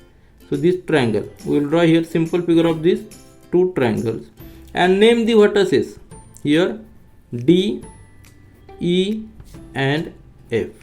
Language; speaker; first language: English; non-native, local second language; Marathi